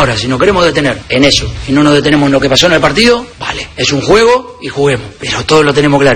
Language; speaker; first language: Spanish; native; Spanish